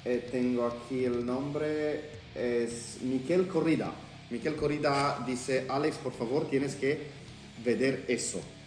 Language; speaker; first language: Spanish; non-native, learner; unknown